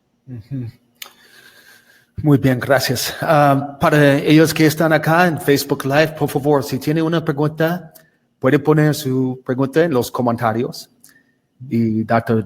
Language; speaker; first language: Spanish; non-native, learner; English